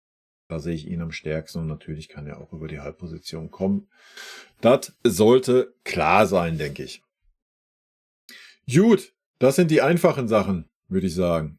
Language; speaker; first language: German; native; German